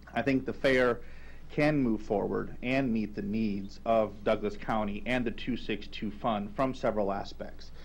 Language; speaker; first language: English; native; English